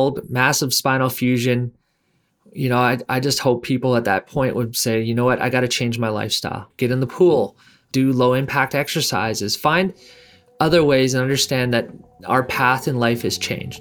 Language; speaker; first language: English; native; English